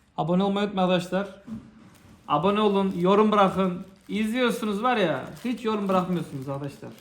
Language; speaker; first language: Turkish; native; Turkish